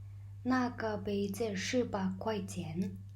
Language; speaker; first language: Chinese; non-native, fluent; Mongolian